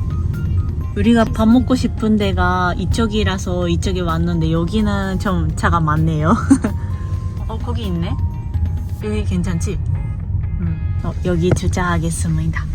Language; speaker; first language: Korean; non-native, fluent; Japanese